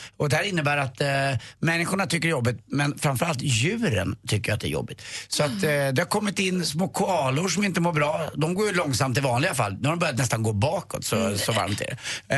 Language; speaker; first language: Swedish; native; Swedish